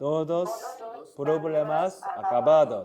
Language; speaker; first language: Spanish; non-native, learner; Korean